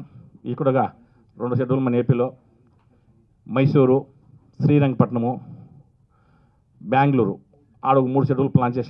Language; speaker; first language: Telugu; native; Telugu